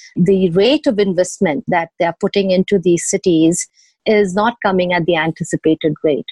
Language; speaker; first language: English; non-native, local second language; Odia